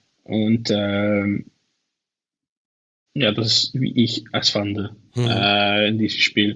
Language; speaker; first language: German; non-native, learner; Dutch